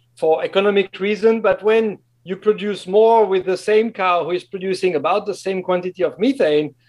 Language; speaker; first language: English; non-native, fluent; French